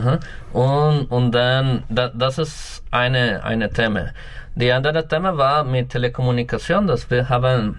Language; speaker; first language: German; non-native, learner; Spanish